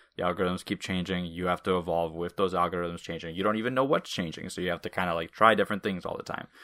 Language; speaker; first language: English; non-native, fluent; Russian